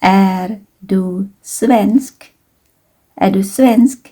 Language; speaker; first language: Swedish; non-native, fluent; Thai